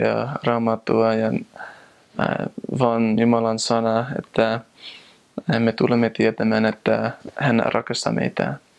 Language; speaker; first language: Finnish; non-native, fluent; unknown